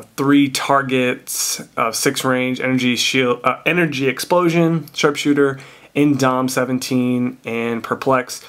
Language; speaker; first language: English; native; English